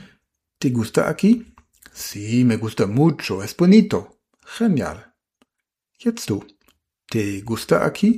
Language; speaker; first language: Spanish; non-native, fluent; German